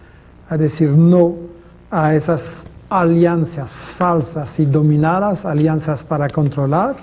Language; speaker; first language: Spanish; non-native, fluent; French